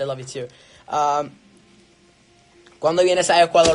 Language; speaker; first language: Spanish; early bilingual, other home language; English